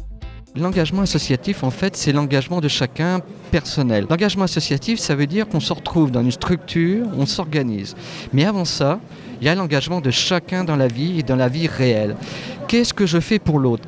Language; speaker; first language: French; native; French